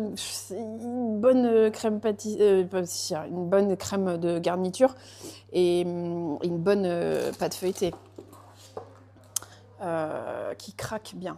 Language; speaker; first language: French; native; French